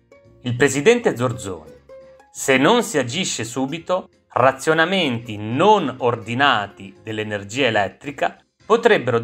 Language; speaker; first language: Italian; native; Italian